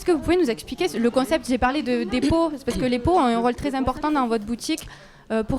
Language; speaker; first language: French; native; French